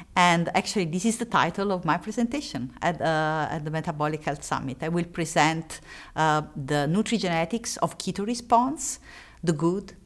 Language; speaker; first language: English; non-native, fluent; Italian